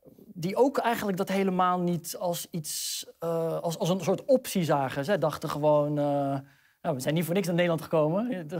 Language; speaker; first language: Dutch; early bilingual, other home language; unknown